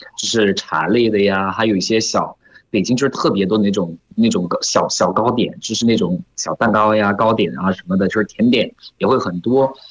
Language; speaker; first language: Chinese; non-native, fluent; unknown